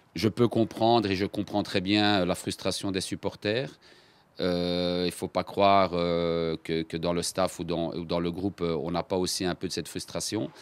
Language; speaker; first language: French; native; French